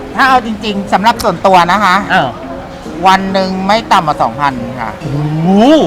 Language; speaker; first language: Thai; native; Thai